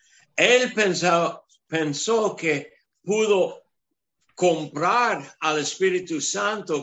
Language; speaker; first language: Spanish; non-native, fluent; English